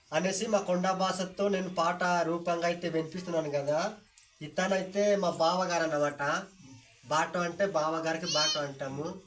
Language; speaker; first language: Telugu; non-native, local second language; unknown